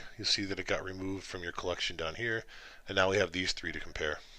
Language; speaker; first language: English; native; English